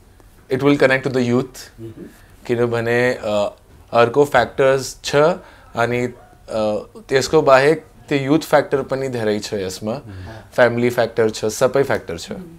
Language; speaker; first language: Nepali; non-native, learner; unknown